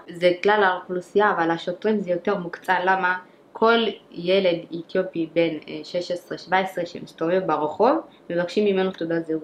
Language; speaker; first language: Hebrew; early bilingual, other home language; Amharic